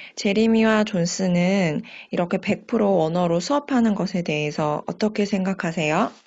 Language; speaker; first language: Korean; native; Korean